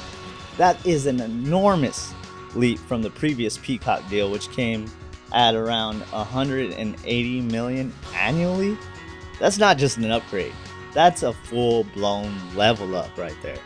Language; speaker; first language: English; native; English